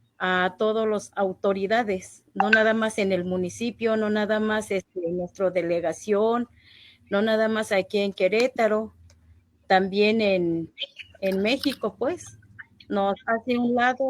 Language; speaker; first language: Spanish; non-native, local second language; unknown